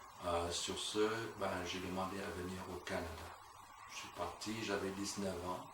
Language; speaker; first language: French; non-native, fluent; Vietnamese